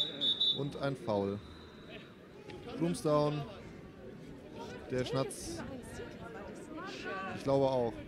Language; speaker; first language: German; native; German